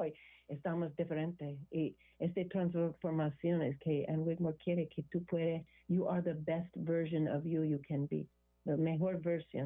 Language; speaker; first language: Spanish; non-native, learner; English